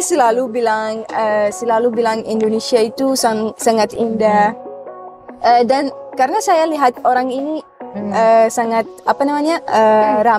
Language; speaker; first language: Indonesian; non-native, learner; Arabic